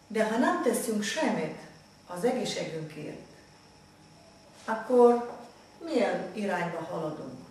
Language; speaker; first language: Hungarian; non-native, fluent; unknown